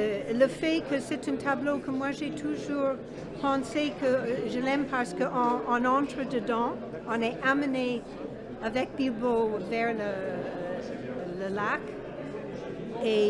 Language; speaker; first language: French; non-native, fluent; English